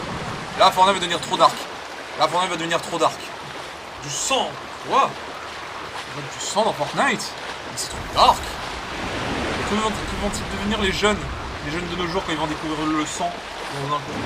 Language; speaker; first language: French; native; French